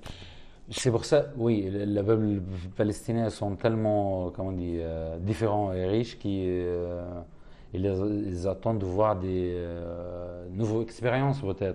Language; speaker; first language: French; non-native, fluent; Arabic